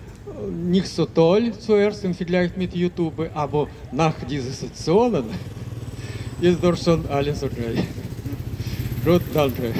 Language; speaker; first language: German; non-native, fluent; Russian